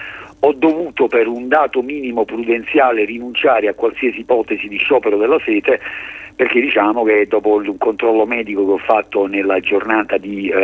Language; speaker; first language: Italian; native; Italian